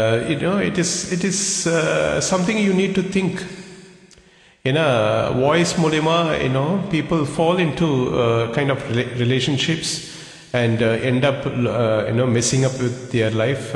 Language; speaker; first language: English; non-native, local second language; Tamil